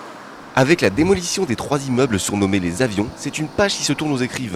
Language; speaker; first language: French; native; French